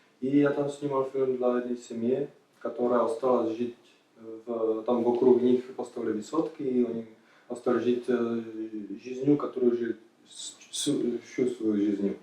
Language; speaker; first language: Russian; non-native, learner; Czech